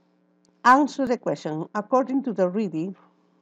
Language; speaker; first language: English; non-native, learner; Spanish